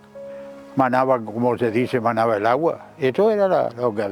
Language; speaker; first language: Spanish; native; Spanish